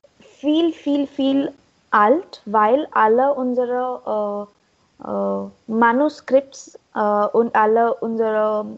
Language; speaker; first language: German; non-native, learner; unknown